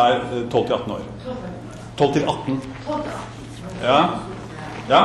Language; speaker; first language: Norwegian; native; Norwegian